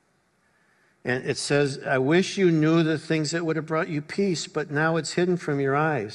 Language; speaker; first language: English; native; English